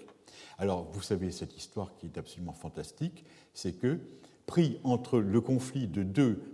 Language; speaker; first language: French; native; French